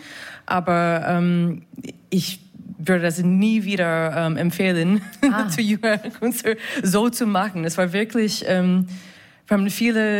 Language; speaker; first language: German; non-native, fluent; English